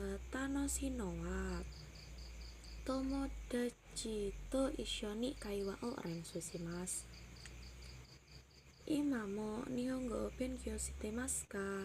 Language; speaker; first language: Japanese; non-native, learner; Indonesian